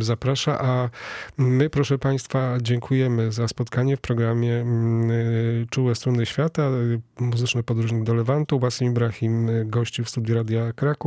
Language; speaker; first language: Polish; native; Polish